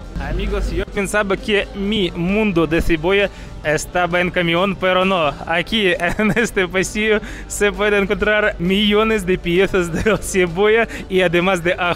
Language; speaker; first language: Spanish; non-native, fluent; Russian